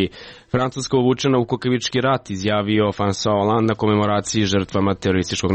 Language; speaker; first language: Serbian; native; Serbian